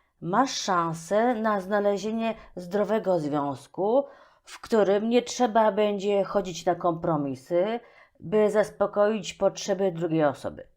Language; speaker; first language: Polish; native; Polish